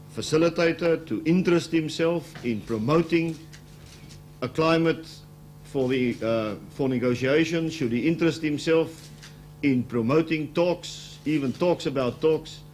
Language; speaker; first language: English; non-native, local second language; Afrikaans